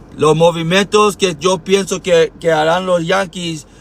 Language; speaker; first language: Spanish; early bilingual, heritage; Spanish